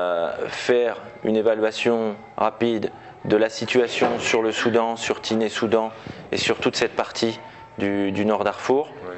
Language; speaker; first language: French; native; French